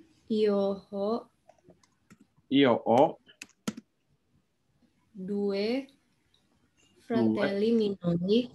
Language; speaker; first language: Italian; non-native, learner; Indonesian